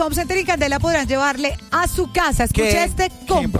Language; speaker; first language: Spanish; native; Spanish